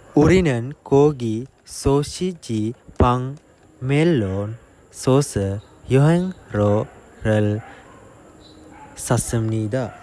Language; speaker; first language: Korean; non-native, learner; Sinhala